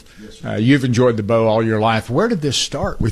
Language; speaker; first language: English; native; English